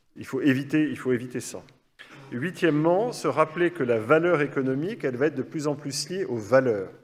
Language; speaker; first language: French; native; French